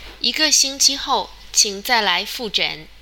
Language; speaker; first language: Chinese; native; Chinese